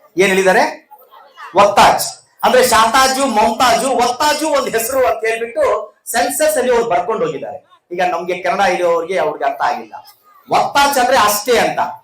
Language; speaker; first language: Kannada; non-native, local second language; Urdu